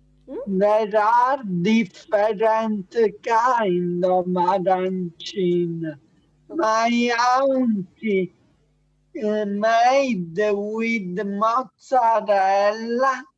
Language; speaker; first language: English; non-native, learner; Italian